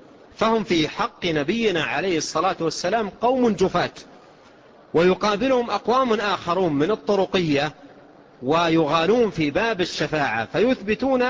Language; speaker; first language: Arabic; native; Arabic